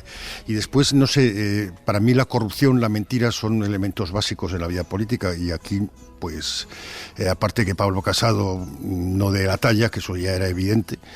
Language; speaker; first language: Spanish; native; Spanish